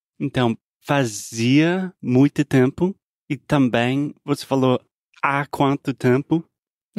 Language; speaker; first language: Portuguese; non-native, fluent; English